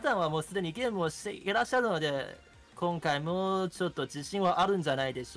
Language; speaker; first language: Japanese; native; Japanese